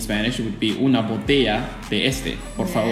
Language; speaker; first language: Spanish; non-native, learner; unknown